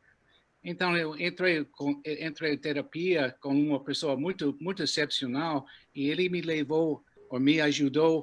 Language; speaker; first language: Portuguese; non-native, fluent; English